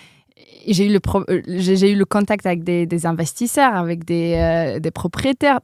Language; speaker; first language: French; non-native, fluent; Polish